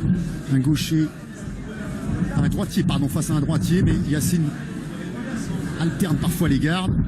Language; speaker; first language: French; native; French